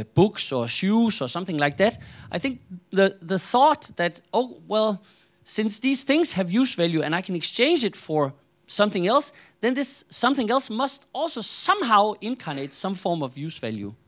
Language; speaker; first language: English; non-native, fluent; Danish